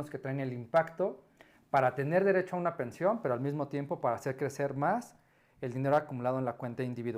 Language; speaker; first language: Spanish; native; Spanish